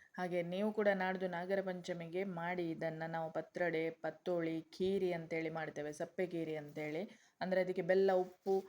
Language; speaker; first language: Kannada; non-native, local second language; Konkani